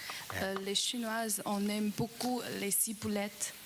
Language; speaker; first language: French; non-native, learner; Chinese